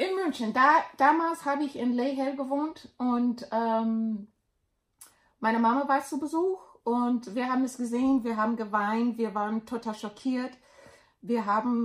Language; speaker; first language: German; non-native, learner; English